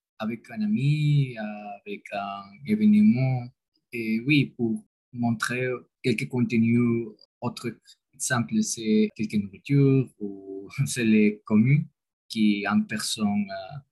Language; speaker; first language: French; non-native, learner; Spanish